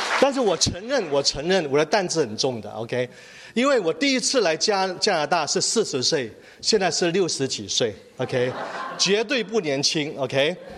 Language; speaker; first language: Chinese; native; Chinese